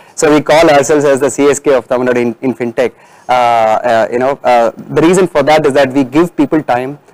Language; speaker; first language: English; non-native, local second language; Tamil